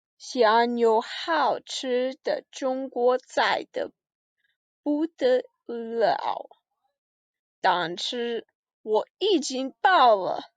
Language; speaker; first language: Chinese; non-native, learner; English